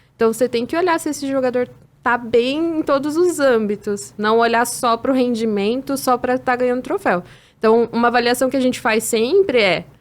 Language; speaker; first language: Portuguese; native; Portuguese